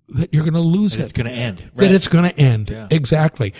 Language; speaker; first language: English; native; English